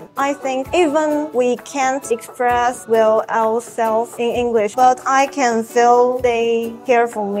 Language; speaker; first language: English; non-native, learner; Chinese